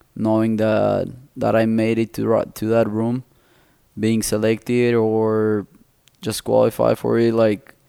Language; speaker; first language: English; non-native, fluent; Spanish